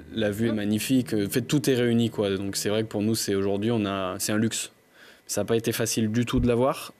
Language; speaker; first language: French; native; French